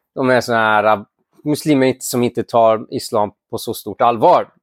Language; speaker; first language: Swedish; non-native, fluent; Persian